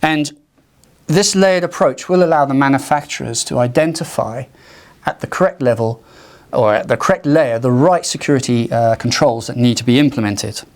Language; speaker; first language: English; native; English